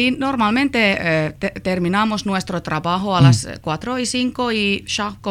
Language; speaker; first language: Spanish; non-native, learner; Finnish